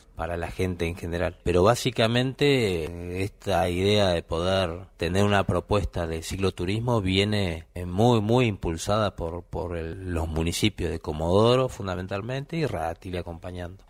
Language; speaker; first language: Spanish; native; Spanish